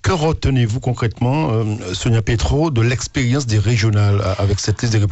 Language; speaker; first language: French; native; French